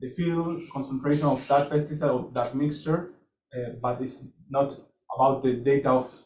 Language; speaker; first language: English; non-native, fluent; Spanish